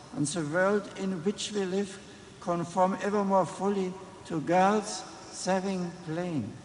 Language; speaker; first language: English; non-native, fluent; German